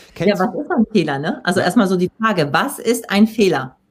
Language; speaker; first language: German; non-native, fluent; Polish